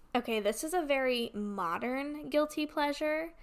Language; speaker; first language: English; native; English